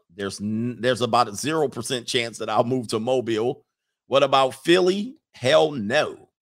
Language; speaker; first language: English; native; English